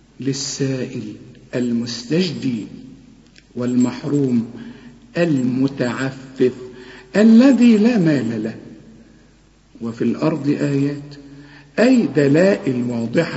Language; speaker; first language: Arabic; native; Arabic